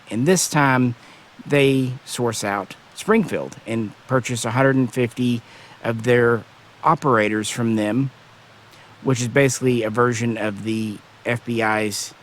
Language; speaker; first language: English; native; English